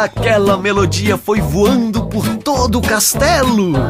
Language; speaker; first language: Portuguese; native; Portuguese